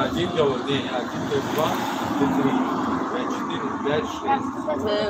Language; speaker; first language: Russian; non-native, learner; Tajik